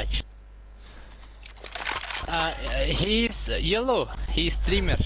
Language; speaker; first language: English; non-native, learner; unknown